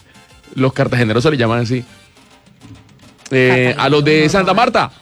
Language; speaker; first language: Spanish; native; Spanish